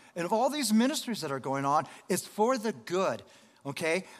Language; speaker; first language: English; native; English